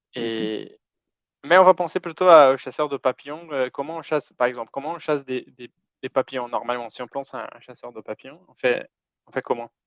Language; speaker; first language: French; non-native, fluent; Portuguese